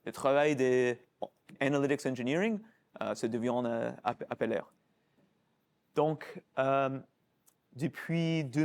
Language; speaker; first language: French; non-native, fluent; English